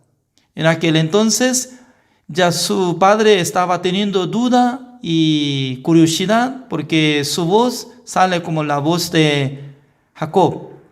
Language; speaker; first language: Spanish; non-native, learner; Korean